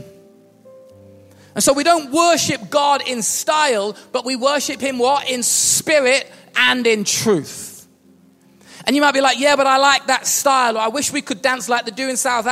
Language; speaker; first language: English; native; English